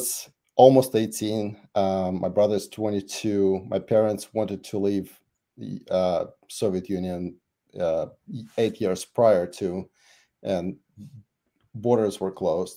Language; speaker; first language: English; non-native, fluent; Russian